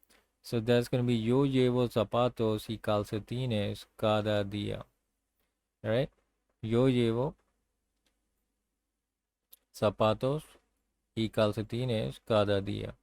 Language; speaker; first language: Spanish; non-native, learner; English